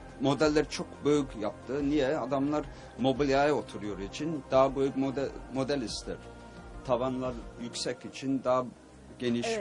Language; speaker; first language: Turkish; early bilingual, heritage; Turkish